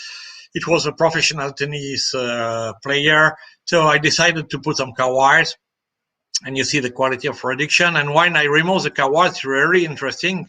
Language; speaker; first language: English; non-native, fluent; French